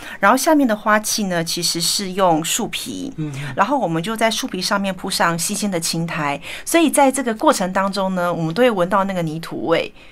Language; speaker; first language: Chinese; native; Chinese